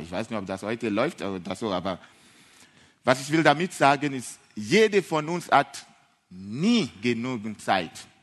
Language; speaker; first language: German; non-native, fluent; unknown